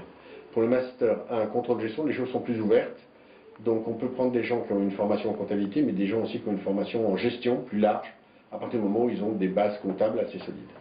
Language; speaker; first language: French; native; French